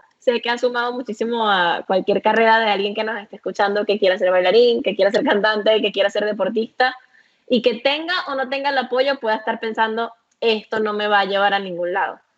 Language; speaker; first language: Spanish; native; Spanish